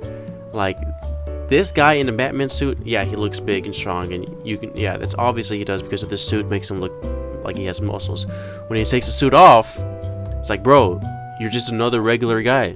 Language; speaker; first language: English; native; English